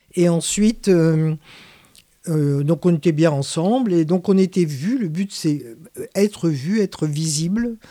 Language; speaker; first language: French; native; French